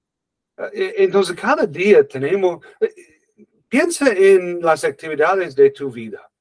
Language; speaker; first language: Spanish; non-native, fluent; English